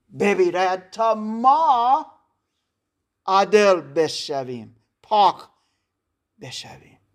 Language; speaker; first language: Persian; non-native, learner; German